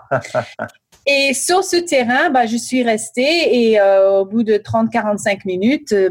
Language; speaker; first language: French; early bilingual, heritage; French